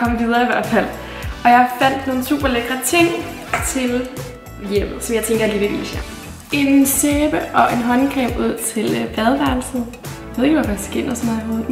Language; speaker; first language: Danish; native; Danish